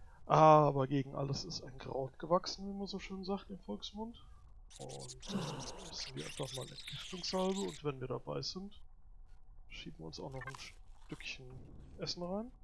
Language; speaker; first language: German; native; German